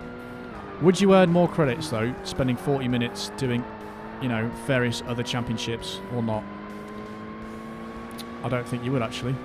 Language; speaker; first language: English; native; English